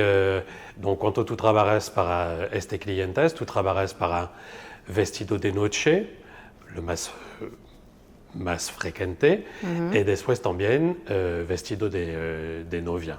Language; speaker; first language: Spanish; non-native, fluent; French